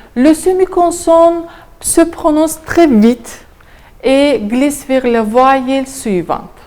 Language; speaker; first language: French; non-native, fluent; Azerbaijani